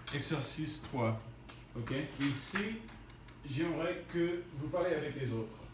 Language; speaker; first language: French; non-native, fluent; English